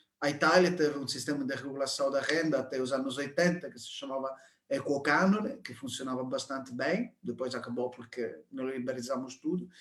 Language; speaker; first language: Portuguese; non-native, fluent; Italian